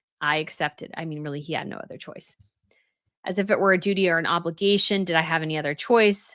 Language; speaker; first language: English; native; English